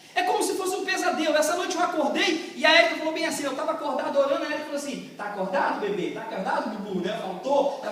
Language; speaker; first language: Portuguese; native; Portuguese